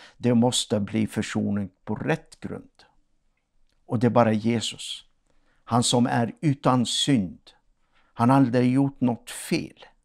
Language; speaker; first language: Swedish; non-native, fluent; Arabic